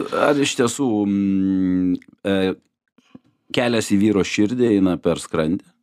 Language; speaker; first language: Lithuanian; native; Lithuanian